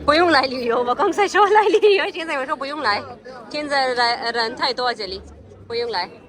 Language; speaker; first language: Chinese; non-native, fluent; Urdu